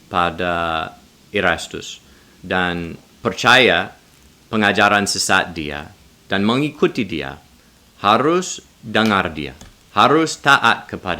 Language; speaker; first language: Indonesian; non-native, learner; English